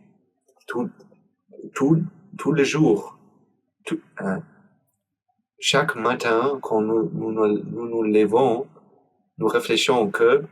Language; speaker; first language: French; non-native, learner; German